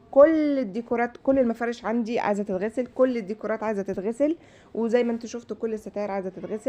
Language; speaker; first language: Arabic; native; Arabic